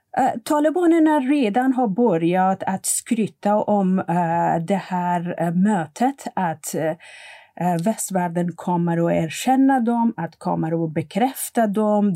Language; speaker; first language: Swedish; non-native, fluent; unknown